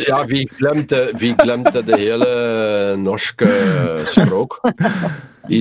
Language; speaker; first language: Norwegian; non-native, learner; Polish